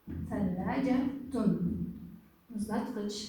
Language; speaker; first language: Arabic; non-native, fluent; Kyrgyz